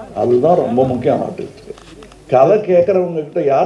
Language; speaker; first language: Tamil; native; Tamil